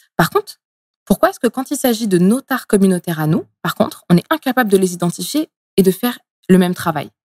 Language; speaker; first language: French; early bilingual, other home language; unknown